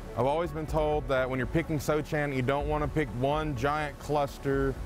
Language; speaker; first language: English; native; English